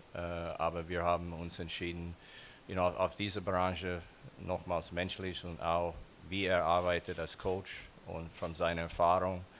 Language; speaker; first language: German; non-native, fluent; English